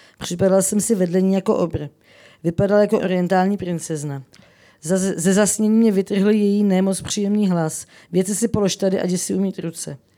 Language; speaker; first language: Czech; native; Czech